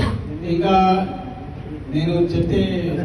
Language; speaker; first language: Telugu; non-native, local second language; Hindi